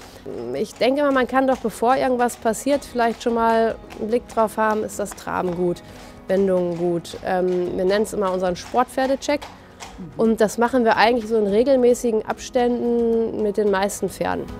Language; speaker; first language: German; native; German